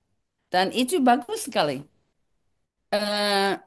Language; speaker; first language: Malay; non-native, learner; English